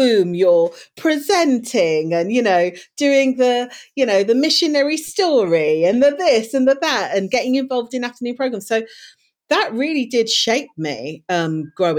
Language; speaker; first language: English; native; English